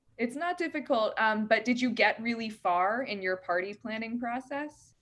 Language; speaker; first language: English; native; English